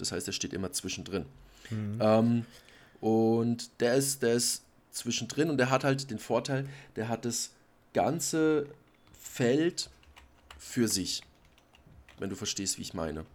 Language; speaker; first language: German; native; German